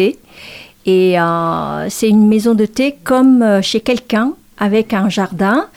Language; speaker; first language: French; non-native, fluent; Chinese